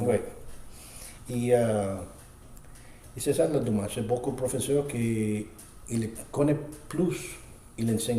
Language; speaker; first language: French; non-native, learner; Spanish